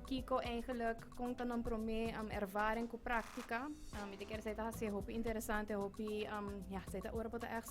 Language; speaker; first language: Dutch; non-native, local second language; Papiamento